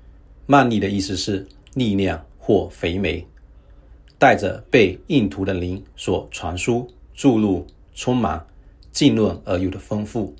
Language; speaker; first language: Chinese; native; Chinese